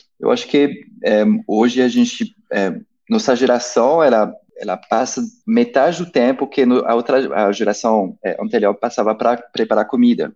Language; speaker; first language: Portuguese; non-native, fluent; French